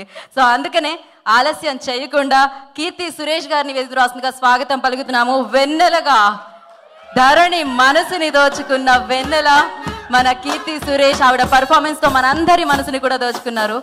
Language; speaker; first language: Telugu; native; Telugu